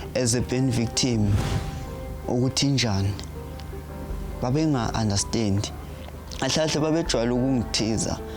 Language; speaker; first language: Zulu; native; Zulu